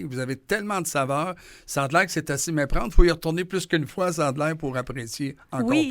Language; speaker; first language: French; native; French